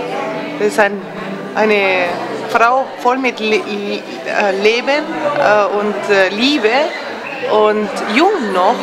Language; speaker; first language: German; non-native, fluent; Spanish